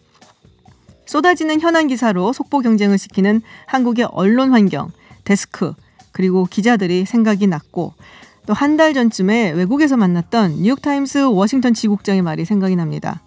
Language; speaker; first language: Korean; native; Korean